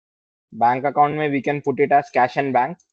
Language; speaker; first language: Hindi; native; Hindi